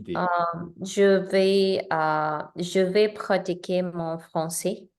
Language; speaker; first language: French; non-native, learner; Spanish